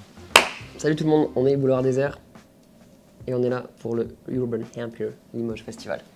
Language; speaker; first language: French; native; French